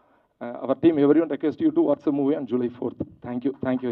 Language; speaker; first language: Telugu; early bilingual, heritage; Telugu